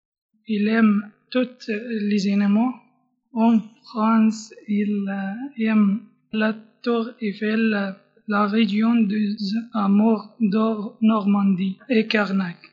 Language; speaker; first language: French; non-native, learner; Spanish